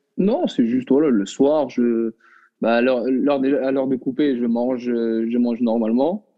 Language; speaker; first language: French; non-native, local second language; Arabic